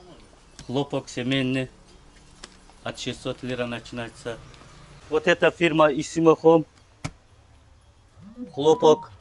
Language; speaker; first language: Russian; non-native, learner; Turkish